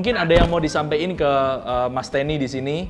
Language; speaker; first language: Indonesian; native; Indonesian